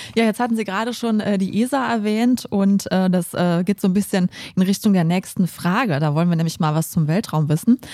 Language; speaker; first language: German; native; German